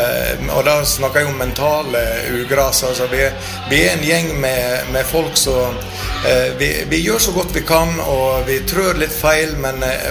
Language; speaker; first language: Norwegian; native; Norwegian